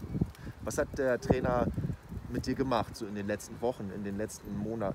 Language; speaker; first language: German; native; German